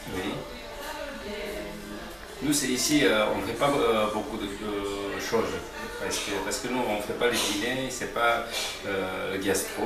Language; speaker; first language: French; non-native, learner; Korean